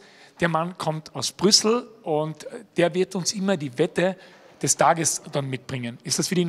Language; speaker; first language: German; native; German